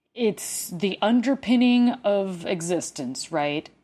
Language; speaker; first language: English; non-native, fluent; Spanish